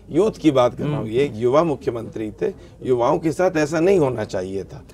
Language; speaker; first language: Hindi; native; Hindi